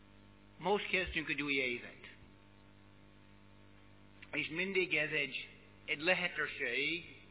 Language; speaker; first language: Hungarian; non-native, learner; English